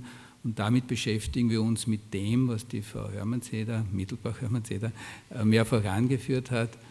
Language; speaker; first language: German; native; German